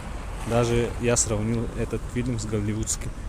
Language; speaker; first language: Russian; non-native, local second language; Yakut